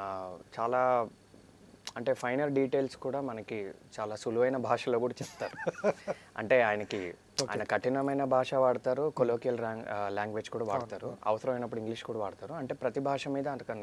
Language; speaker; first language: Telugu; native; Telugu